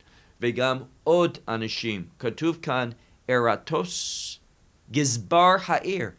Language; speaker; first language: Hebrew; non-native, fluent; English